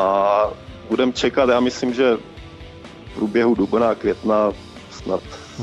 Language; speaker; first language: Czech; native; Czech